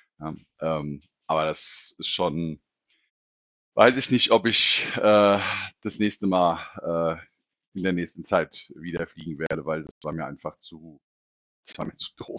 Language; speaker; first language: German; native; German